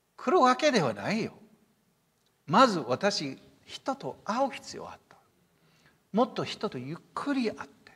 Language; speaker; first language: Japanese; non-native, fluent; English